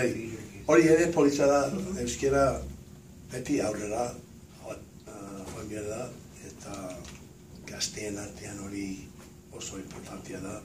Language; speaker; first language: Basque; early bilingual, heritage; Basque